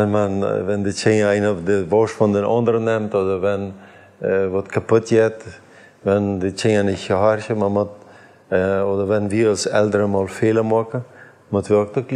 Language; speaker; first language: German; non-native, learner; Plautdietsch